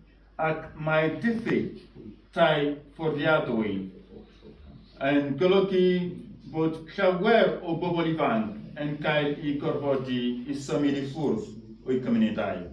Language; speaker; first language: Welsh; non-native, fluent; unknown